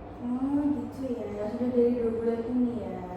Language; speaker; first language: Indonesian; native; Indonesian